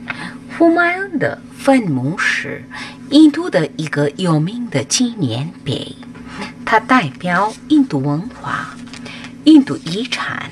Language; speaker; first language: Chinese; non-native, fluent; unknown